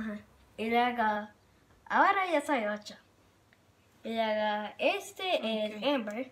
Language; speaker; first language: Spanish; early bilingual, heritage; Spanish